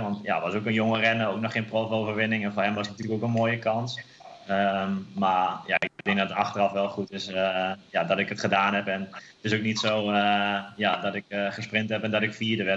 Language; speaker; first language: Dutch; native; Dutch